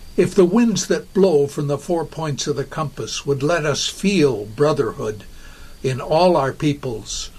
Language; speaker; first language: English; native; English